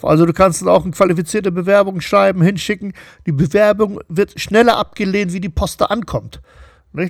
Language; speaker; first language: German; native; German